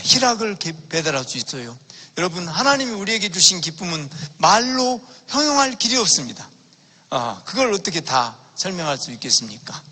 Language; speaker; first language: Korean; native; Korean